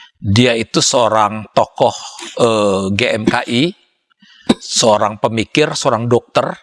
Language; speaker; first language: Indonesian; native; Indonesian